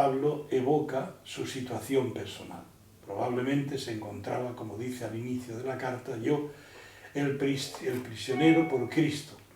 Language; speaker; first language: Spanish; native; Spanish